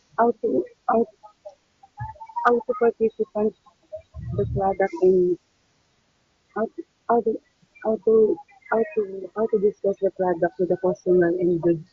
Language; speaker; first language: English; non-native, learner; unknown